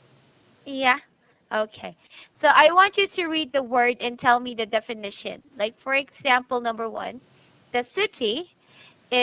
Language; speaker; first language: English; non-native, fluent; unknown